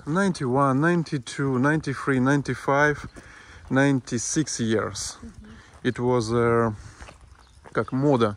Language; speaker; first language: English; non-native, learner; Russian